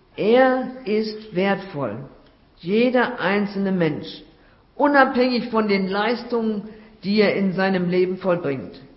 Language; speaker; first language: German; native; German